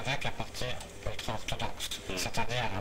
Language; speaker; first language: French; native; French